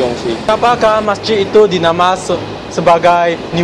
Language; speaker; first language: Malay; non-native, local second language; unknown